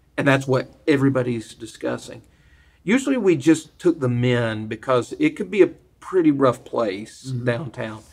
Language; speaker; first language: English; native; English